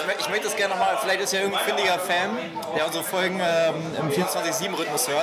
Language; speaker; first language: German; native; German